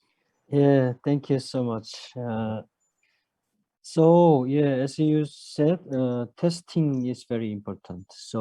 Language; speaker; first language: English; non-native, fluent; Korean